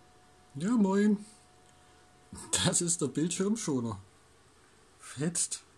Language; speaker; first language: German; native; German